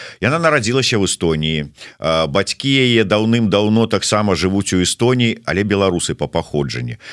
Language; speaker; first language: Belarusian; non-native, local second language; Russian